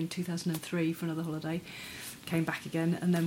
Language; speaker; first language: English; native; English